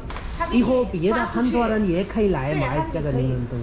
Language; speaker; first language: Chinese; non-native, learner; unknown